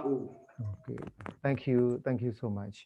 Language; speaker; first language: English; non-native, fluent; Burmese